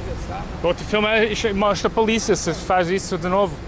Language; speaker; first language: Portuguese; non-native, learner; English